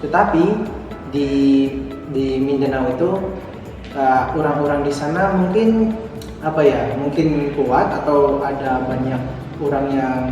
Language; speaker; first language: Indonesian; non-native, learner; Filipino